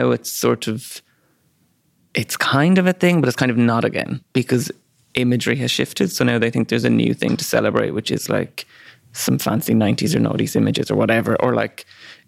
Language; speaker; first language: English; native; English